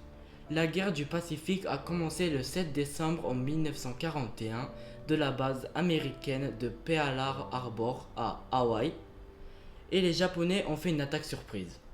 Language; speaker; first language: French; early bilingual, other home language; Japanese